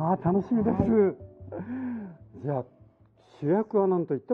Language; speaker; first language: Japanese; native; Japanese